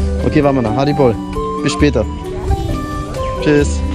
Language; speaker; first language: German; native; German